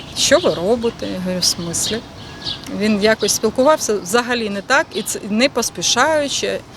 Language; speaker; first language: Ukrainian; non-native, local second language; Russian